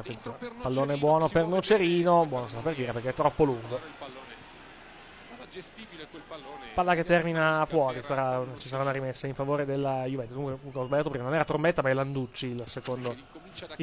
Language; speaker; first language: Italian; native; Italian